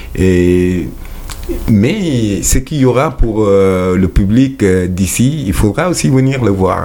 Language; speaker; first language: French; non-native, local second language; Wolof